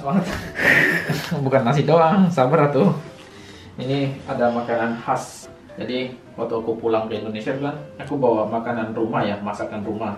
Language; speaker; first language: Indonesian; native; Indonesian